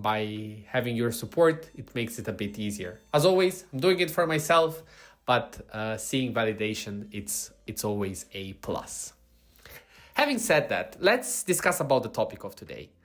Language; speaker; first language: English; non-native, fluent; Italian